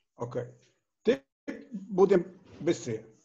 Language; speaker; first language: Russian; non-native, learner; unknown